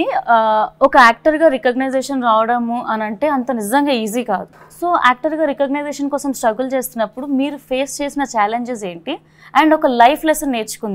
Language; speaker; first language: Telugu; native; Telugu